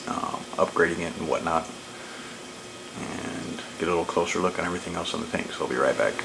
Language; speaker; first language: English; native; English